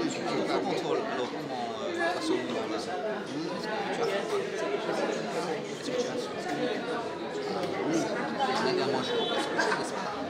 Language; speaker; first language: French; native; French